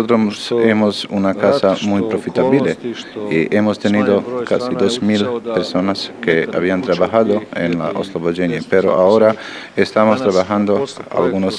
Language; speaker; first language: Spanish; non-native, learner; Bosnian